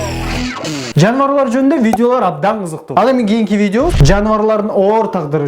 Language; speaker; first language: Kyrgyz; native; Kyrgyz